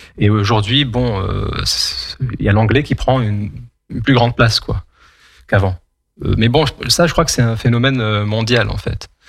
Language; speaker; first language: French; non-native, local second language; Kabyle